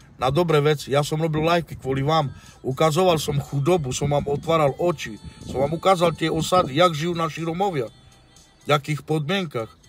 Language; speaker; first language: Slovak; non-native, local second language; Romany